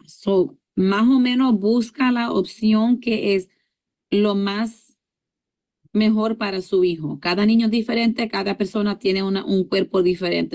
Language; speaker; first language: Spanish; early bilingual, heritage; English